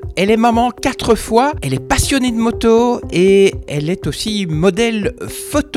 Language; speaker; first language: French; native; French